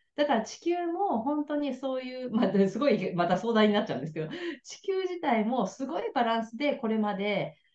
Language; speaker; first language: Japanese; native; Japanese